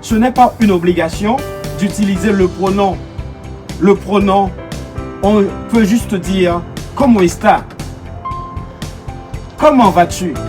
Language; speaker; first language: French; non-native, local second language; Haitian Creole